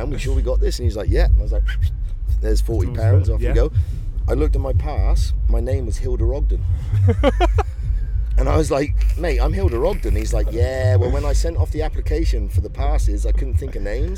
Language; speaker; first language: English; native; English